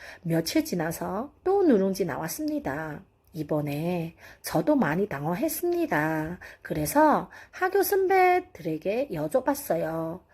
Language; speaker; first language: Korean; non-native, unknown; Chinese